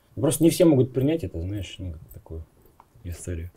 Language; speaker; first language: Russian; native; Russian